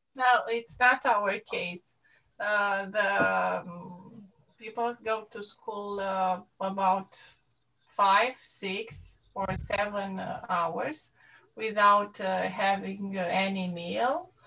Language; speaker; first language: English; non-native, fluent; Romanian